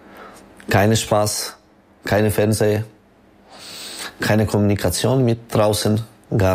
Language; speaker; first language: German; non-native, local second language; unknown